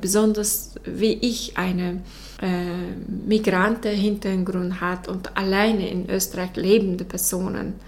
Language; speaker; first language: German; non-native, learner; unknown